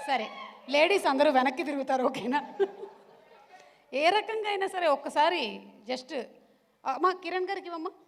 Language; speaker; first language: Telugu; native; Telugu